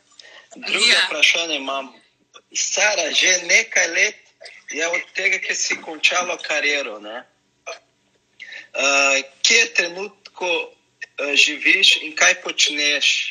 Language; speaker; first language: Slovenian; non-native, learner; Portuguese